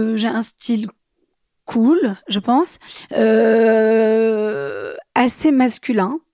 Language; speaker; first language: French; native; French